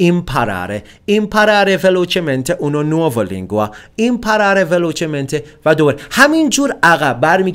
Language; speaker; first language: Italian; non-native, learner; Persian